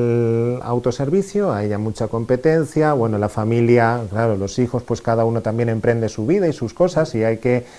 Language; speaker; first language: Spanish; native; Spanish